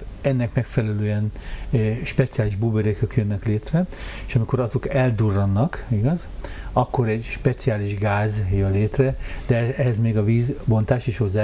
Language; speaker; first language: Hungarian; native; Hungarian